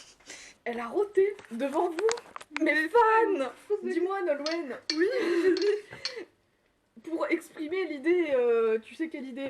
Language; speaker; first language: French; native; French